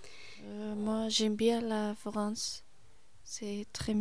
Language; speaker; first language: French; non-native, learner; Persian